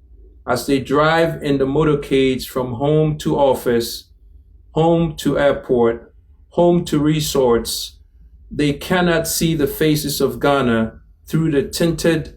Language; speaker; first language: English; non-native, local second language; Akan